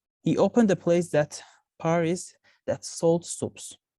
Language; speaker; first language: English; non-native, fluent; Azerbaijani